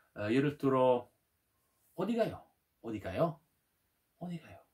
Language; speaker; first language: Korean; non-native, learner; Italian